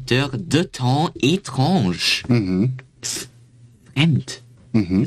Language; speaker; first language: French; non-native, learner; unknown